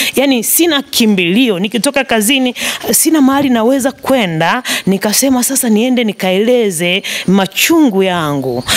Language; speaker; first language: Swahili; native; Swahili